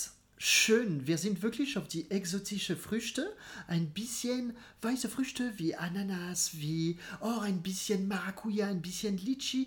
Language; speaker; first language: German; non-native, fluent; French